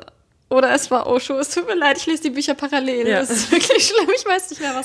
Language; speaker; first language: German; native; German